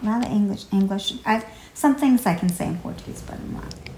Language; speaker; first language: English; early bilingual, other home language; Portuguese